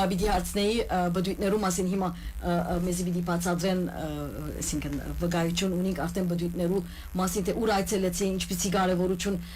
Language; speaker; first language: Armenian; early bilingual, heritage; Armenian